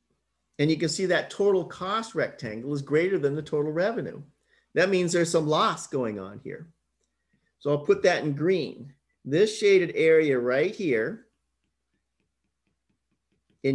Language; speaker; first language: English; native; English